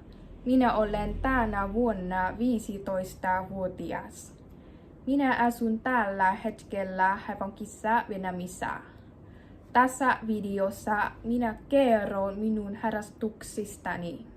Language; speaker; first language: Finnish; non-native, learner; Vietnamese